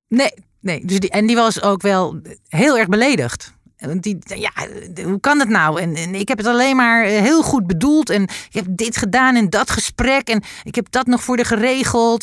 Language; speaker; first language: Dutch; native; Dutch